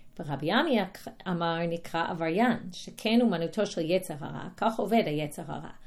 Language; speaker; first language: Hebrew; non-native, fluent; English